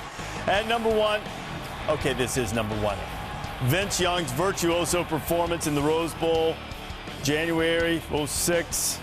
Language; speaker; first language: English; native; English